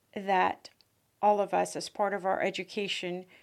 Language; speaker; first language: English; early bilingual, other home language; French